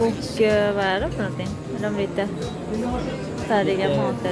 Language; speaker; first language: Swedish; non-native, learner; Japanese